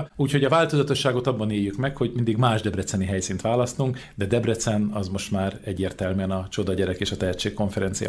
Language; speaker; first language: Hungarian; native; Hungarian